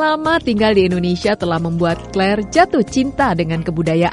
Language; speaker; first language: Indonesian; native; Indonesian